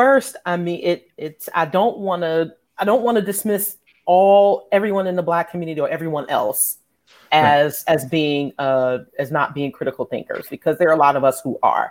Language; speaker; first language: English; native; English